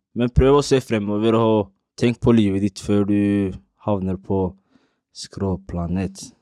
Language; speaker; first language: Norwegian; early bilingual, other home language; Somali